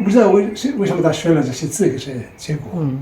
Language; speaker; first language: Chinese; non-native, fluent; Italian